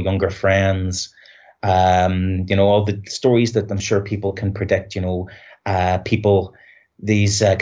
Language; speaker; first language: English; native; English